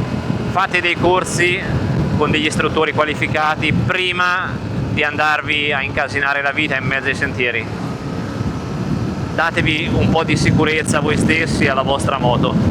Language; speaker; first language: Italian; native; Italian